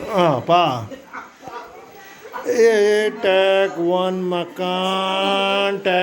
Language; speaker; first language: Indonesian; non-native, learner; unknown